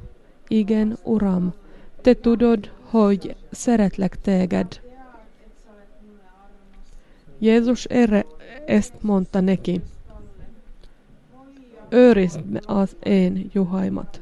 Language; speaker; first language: Hungarian; non-native, learner; Finnish